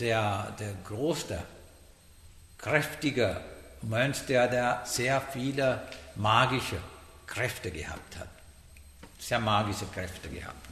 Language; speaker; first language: German; non-native, learner; Sinhala